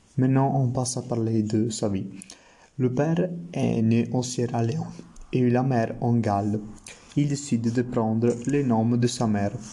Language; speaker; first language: French; non-native, learner; Italian